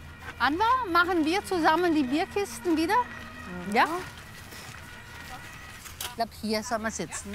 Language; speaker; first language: German; native; German